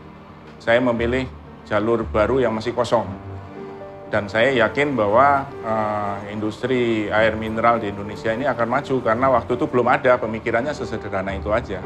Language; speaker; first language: Indonesian; native; Indonesian